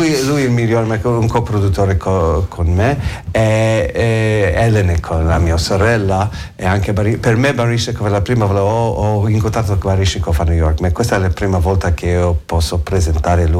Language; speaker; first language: Italian; non-native, learner; English